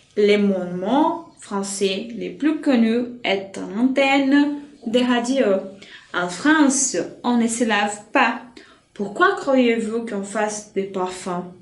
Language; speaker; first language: French; non-native, fluent; Portuguese